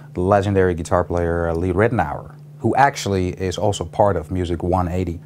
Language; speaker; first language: English; non-native, fluent; Dutch